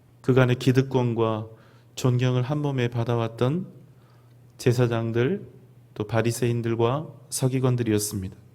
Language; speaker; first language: Korean; native; Korean